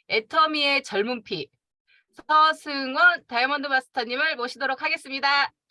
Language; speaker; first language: Korean; native; Korean